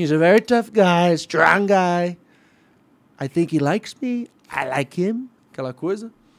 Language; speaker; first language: English; non-native, fluent; Portuguese